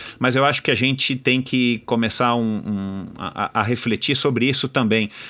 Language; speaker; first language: Portuguese; native; Portuguese